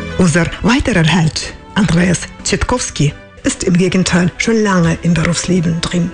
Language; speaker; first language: German; non-native, fluent; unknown